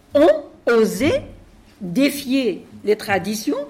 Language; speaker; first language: French; non-native, local second language; Arabic